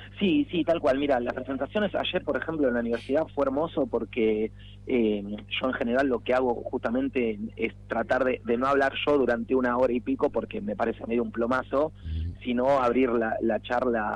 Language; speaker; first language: Spanish; native; Spanish